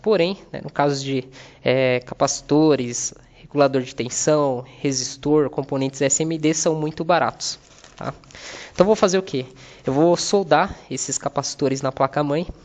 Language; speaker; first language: Portuguese; native; Portuguese